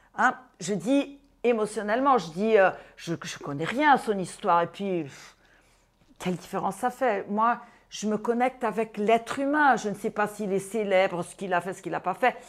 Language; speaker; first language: French; non-native, fluent; Portuguese